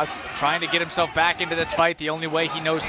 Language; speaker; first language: English; native; English